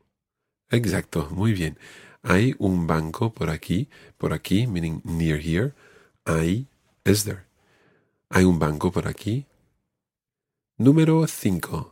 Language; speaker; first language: Spanish; non-native, fluent; English